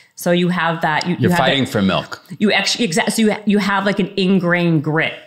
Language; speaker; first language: English; native; English